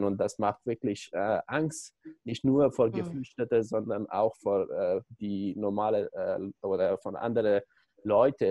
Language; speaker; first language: German; non-native, learner; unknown